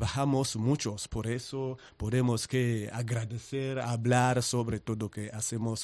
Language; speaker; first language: Spanish; non-native, learner; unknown